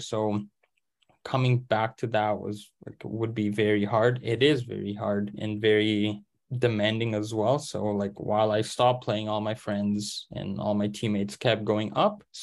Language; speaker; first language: English; early bilingual, other home language; Portuguese